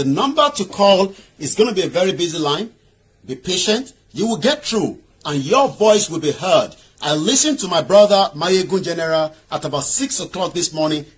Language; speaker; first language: English; non-native, local second language; Yoruba